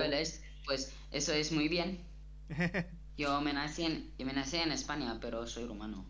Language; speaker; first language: Spanish; early bilingual, other home language; Romanian